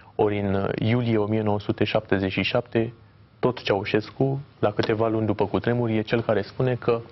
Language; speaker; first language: Romanian; native; Romanian